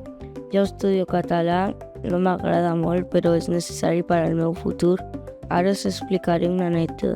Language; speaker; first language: Catalan; non-native, learner; Spanish